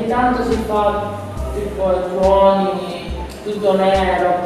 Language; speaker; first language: Italian; non-native, learner; Spanish